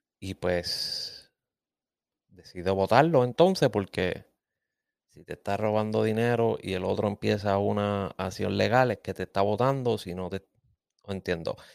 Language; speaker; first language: Spanish; native; Spanish